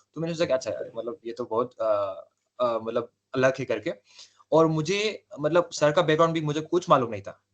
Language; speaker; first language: Hindi; non-native, local second language; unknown